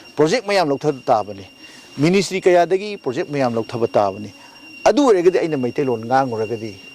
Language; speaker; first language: Manipuri; native; Manipuri